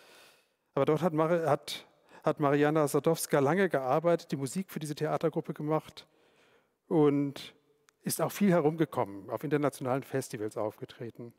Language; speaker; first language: German; native; German